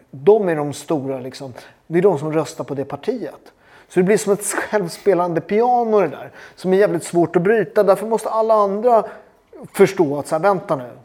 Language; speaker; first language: Swedish; native; Swedish